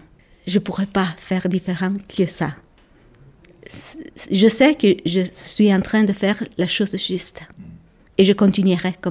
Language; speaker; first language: French; non-native, local second language; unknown